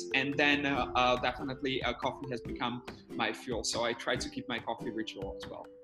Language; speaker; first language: English; non-native, fluent; Slovak